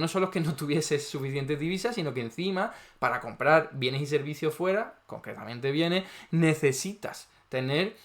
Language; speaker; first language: Spanish; native; Spanish